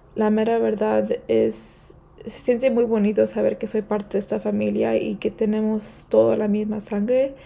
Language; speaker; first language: Spanish; early bilingual, heritage; Spanish